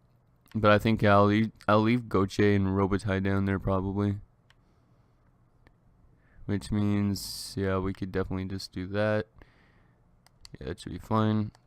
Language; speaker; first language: English; native; English